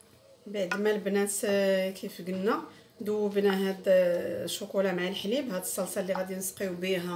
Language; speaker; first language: Arabic; native; Arabic